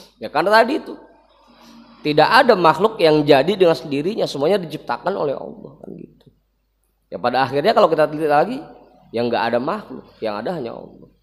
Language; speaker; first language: Indonesian; native; Indonesian